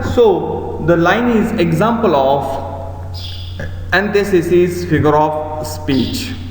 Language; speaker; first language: English; non-native, local second language; Marathi